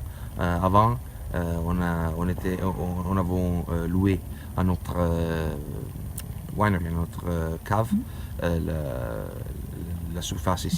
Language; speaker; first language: French; non-native, learner; Italian